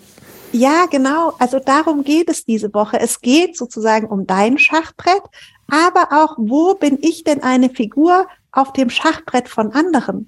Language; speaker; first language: German; native; German